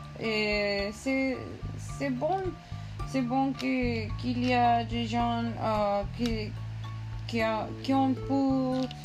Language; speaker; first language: French; non-native, learner; Spanish